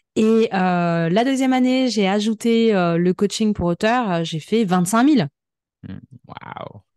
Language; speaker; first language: French; native; French